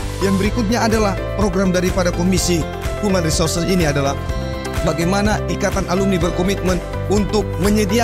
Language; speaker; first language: Indonesian; native; Indonesian